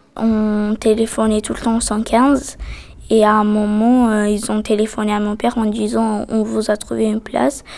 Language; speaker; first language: French; non-native, fluent; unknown